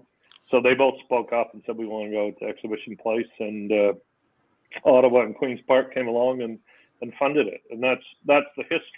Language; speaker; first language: English; native; English